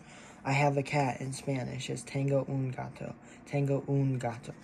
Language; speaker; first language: Spanish; non-native, learner; English